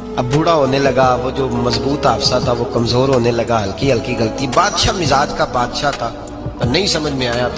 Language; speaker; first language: Urdu; non-native, local second language; Punjabi